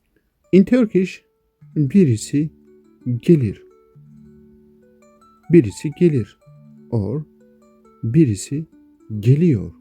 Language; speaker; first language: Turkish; non-native, local second language; Kurdish